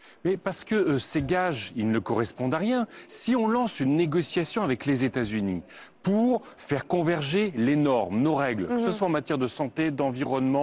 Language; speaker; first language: French; native; French